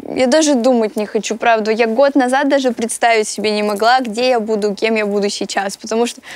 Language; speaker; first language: Russian; native; Russian